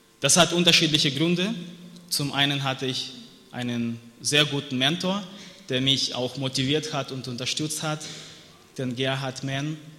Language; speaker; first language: German; non-native, fluent; Russian